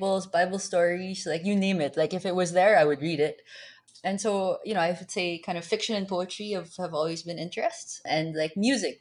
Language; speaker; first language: English; non-native, local second language; Filipino